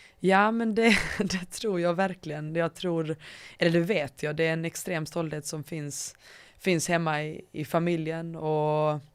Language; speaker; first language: Swedish; early bilingual, other home language; Bosnian